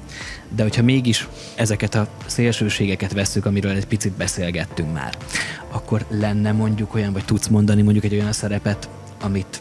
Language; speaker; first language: Hungarian; native; Hungarian